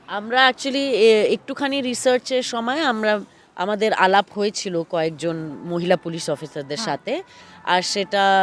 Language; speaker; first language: Bangla; early bilingual, heritage; Bangla